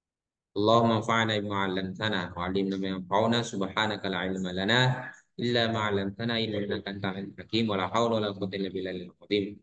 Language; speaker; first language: Arabic; non-native, fluent; Indonesian